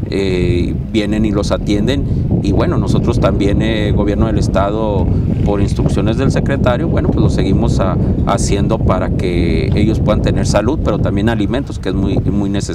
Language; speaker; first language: Spanish; native; Spanish